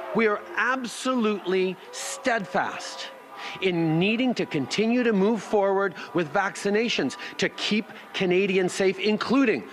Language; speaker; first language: English; early bilingual, other home language; French